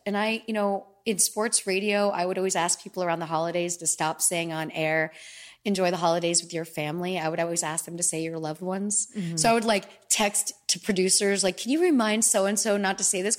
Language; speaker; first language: English; native; English